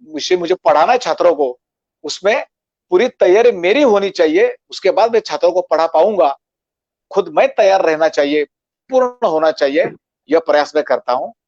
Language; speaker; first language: Hindi; non-native, local second language; Marathi